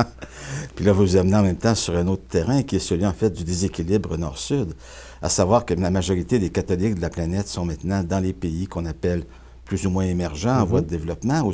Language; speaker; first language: French; native; French